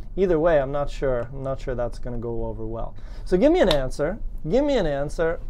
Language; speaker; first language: English; native; English